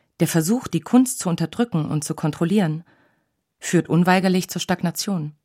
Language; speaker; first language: German; native; German